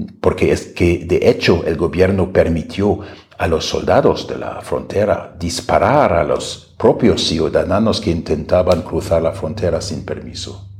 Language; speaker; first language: Spanish; non-native, fluent; German